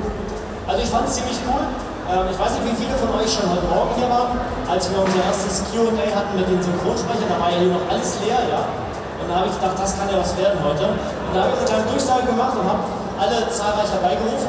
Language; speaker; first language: German; native; German